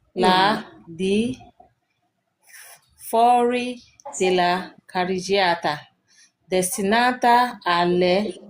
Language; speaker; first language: Italian; non-native, learner; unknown